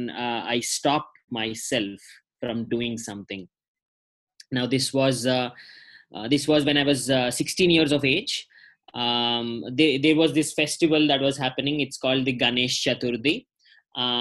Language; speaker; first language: English; non-native, local second language; Telugu